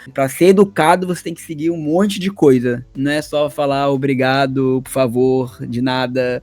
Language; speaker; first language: Portuguese; native; Portuguese